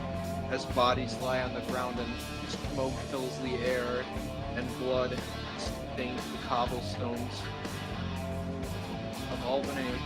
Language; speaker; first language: English; native; English